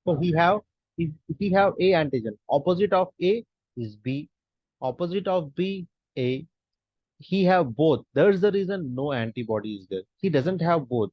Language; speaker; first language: English; non-native, local second language; Hindi